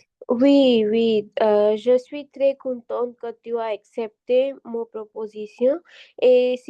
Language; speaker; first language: French; non-native, learner; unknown